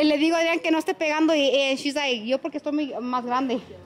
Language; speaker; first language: Spanish; early bilingual, heritage; Spanish